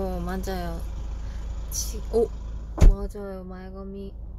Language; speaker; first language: Korean; non-native, fluent; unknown